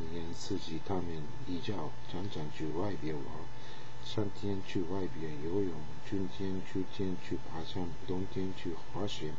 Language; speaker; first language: Chinese; non-native, learner; Japanese